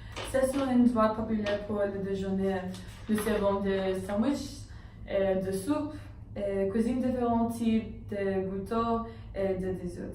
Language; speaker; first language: French; non-native, learner; English